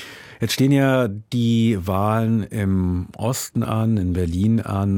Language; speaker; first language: German; native; German